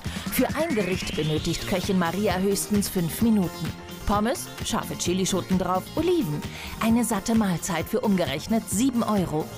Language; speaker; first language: German; native; German